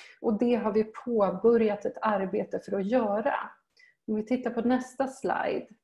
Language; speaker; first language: Swedish; native; Swedish